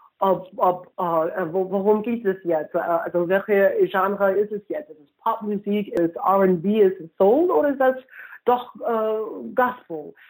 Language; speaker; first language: German; non-native, fluent; English